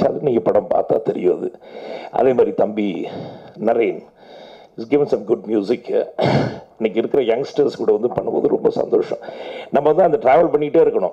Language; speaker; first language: Tamil; native; Tamil